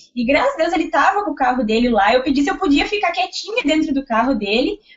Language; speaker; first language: Portuguese; native; Portuguese